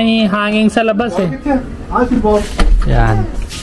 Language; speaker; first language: Filipino; non-native, learner; Hindi